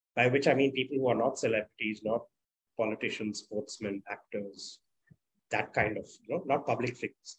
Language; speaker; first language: English; non-native, local second language; Tamil